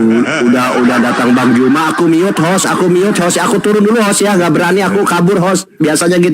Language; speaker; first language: Indonesian; native; Indonesian